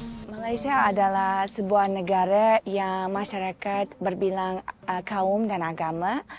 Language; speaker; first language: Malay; non-native, fluent; Uzbek